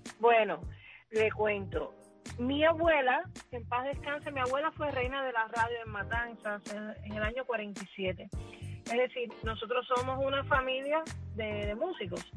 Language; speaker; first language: Spanish; early bilingual, heritage; Spanish